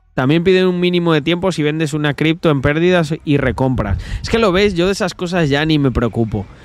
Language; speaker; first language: Spanish; native; Spanish